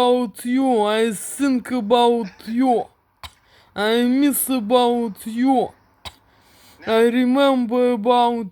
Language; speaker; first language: English; non-native, learner; Russian